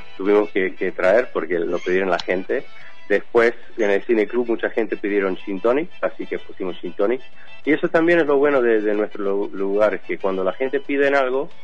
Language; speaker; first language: Spanish; non-native, fluent; English